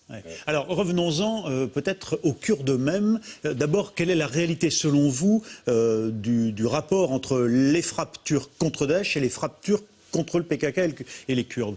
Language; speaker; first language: French; native; French